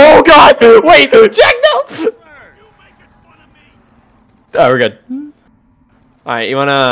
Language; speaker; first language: English; native; English